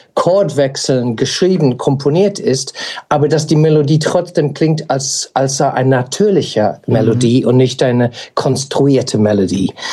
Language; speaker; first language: German; non-native, fluent; English